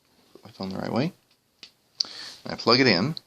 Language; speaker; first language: English; native; English